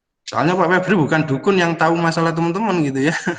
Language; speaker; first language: Indonesian; native; Indonesian